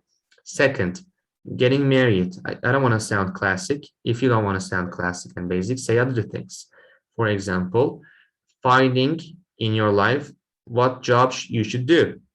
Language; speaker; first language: English; non-native, fluent; Turkish